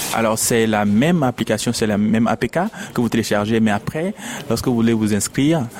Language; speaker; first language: French; non-native, local second language; Ewe